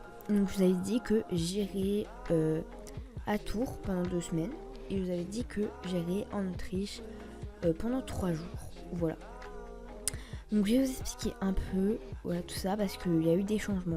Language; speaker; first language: French; native; French